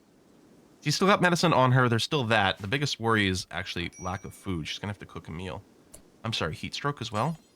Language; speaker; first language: English; native; English